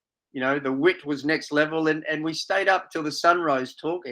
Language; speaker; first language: English; native; English